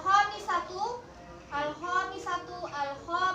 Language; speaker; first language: Arabic; non-native, learner; Indonesian